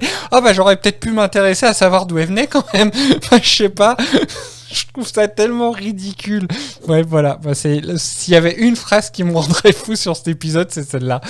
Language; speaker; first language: French; native; French